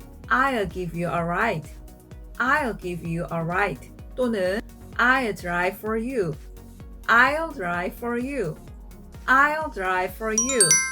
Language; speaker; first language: English; non-native, fluent; Korean